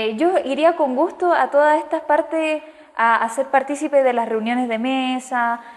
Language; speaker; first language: Spanish; native; Spanish